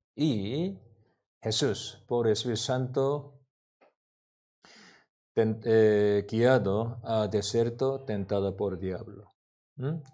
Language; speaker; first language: Spanish; non-native, learner; Korean